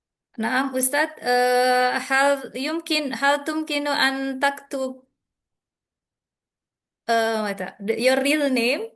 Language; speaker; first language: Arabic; non-native, learner; Indonesian